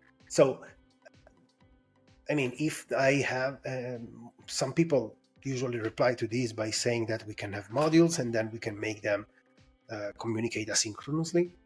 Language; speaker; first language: English; non-native, fluent; Italian